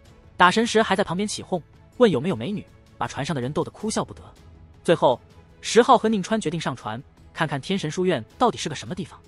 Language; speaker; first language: Chinese; native; Chinese